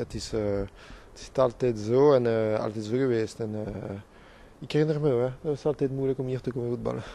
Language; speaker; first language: Dutch; non-native, local second language; French